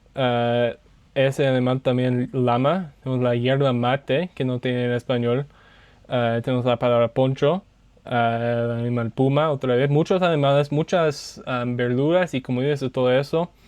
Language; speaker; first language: Spanish; non-native, learner; English